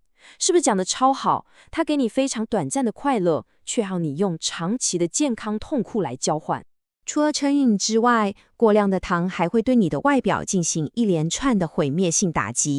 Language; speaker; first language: Chinese; native; Chinese